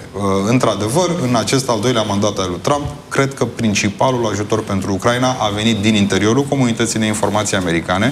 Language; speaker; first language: Romanian; native; Romanian